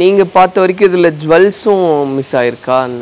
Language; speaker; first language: Tamil; native; Tamil